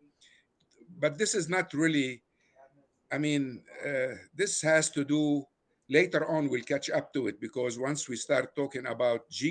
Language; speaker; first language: English; non-native, fluent; Arabic